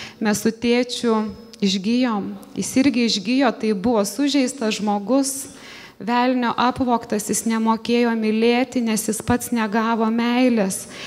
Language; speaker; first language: Lithuanian; native; Lithuanian